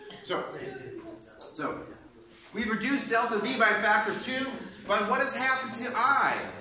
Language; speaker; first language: English; native; English